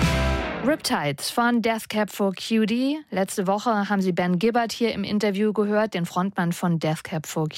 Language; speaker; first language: German; native; German